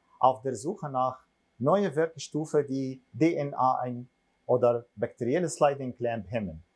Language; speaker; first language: German; non-native, fluent; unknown